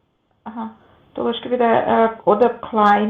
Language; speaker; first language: German; non-native, learner; Macedonian